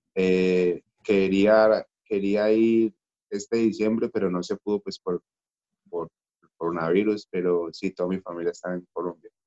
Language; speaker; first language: Spanish; native; Spanish